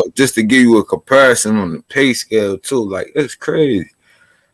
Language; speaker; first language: English; native; English